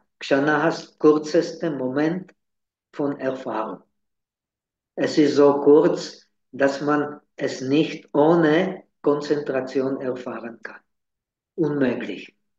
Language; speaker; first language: German; non-native, fluent; Czech